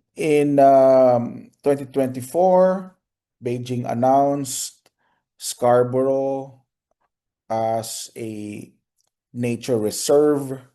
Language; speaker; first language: English; non-native, local second language; Filipino